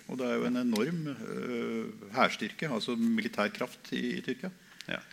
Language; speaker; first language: Norwegian; native; Norwegian